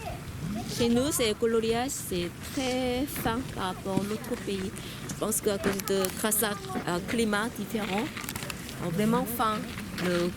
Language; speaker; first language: French; non-native, learner; Korean